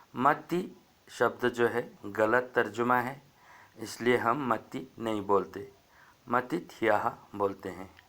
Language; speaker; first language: Hindi; native; Hindi